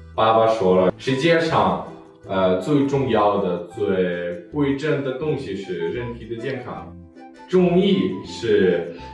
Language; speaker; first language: Chinese; non-native, fluent; Russian